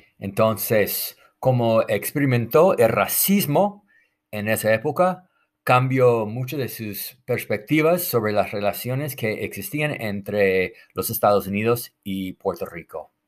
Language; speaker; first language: Spanish; non-native, fluent; English